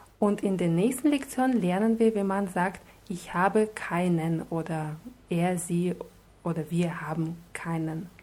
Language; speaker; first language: German; non-native, fluent; Russian